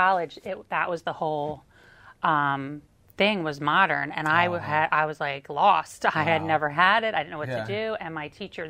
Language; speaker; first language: English; native; English